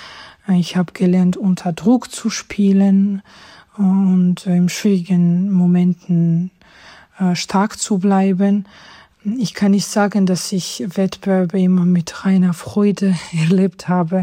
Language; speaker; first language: German; non-native, fluent; Georgian